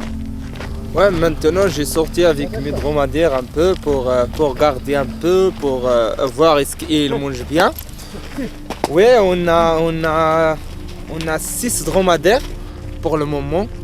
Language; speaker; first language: French; non-native, learner; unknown